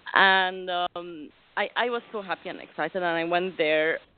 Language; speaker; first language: English; non-native, fluent; Arabic